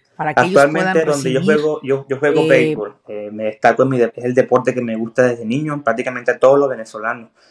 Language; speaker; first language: Spanish; native; Spanish